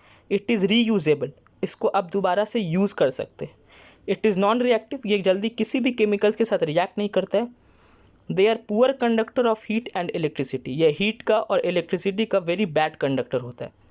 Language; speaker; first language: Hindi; native; Hindi